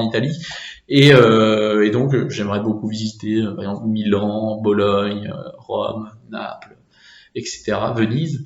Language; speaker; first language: French; native; French